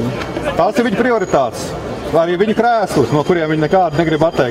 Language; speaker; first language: Latvian; native; Latvian